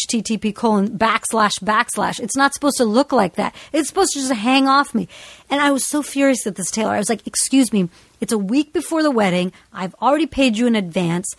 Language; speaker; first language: English; native; English